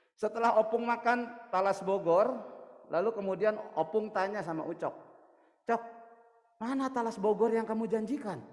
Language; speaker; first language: Indonesian; native; Indonesian